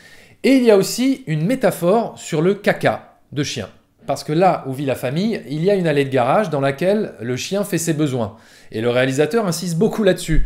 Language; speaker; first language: French; native; French